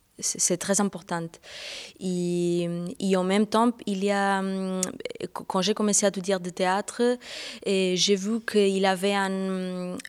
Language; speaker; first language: French; non-native, fluent; Spanish